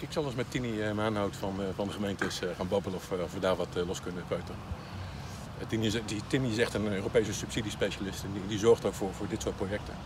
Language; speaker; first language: Dutch; native; Dutch